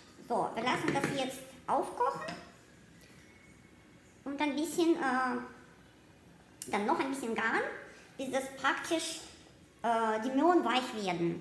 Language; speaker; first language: German; non-native, fluent; Russian